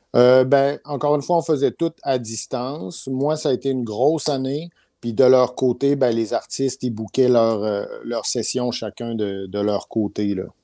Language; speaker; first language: French; native; French